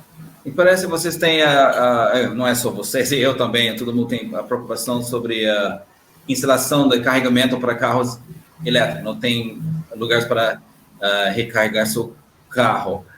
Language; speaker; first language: Portuguese; non-native, learner; English